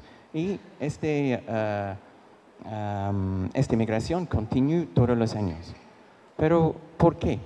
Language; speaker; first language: Spanish; non-native, fluent; English